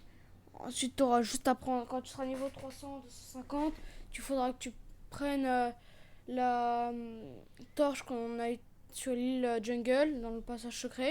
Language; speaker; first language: French; native; French